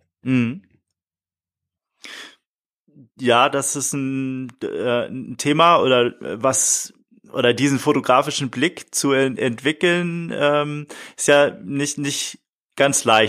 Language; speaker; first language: German; native; German